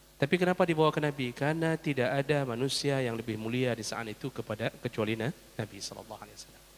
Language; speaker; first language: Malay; non-native, local second language; Achinese